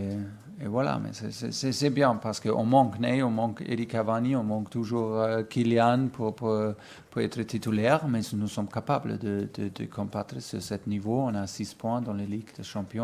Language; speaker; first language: French; non-native, fluent; German